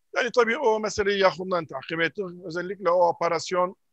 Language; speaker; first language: Turkish; early bilingual, heritage; Arabic